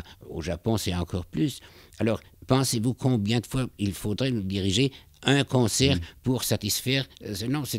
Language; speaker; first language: French; non-native, fluent; German